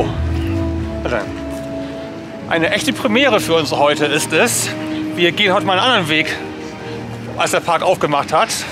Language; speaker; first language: German; native; German